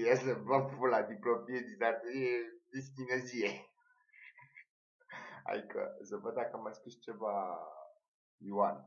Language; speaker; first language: Romanian; native; Romanian